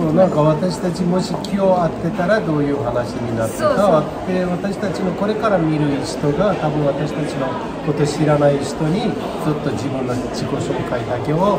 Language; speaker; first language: Japanese; non-native, fluent; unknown